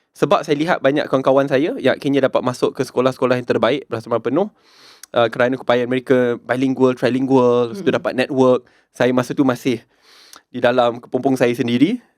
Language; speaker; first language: Malay; native; Malay